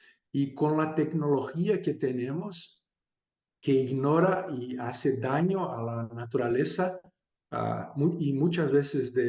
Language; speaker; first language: Spanish; non-native, fluent; Portuguese